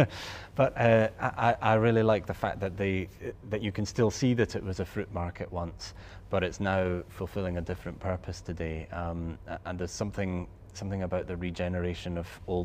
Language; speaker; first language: English; native; English